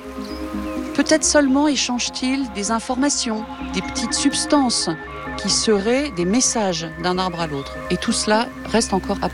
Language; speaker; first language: French; native; French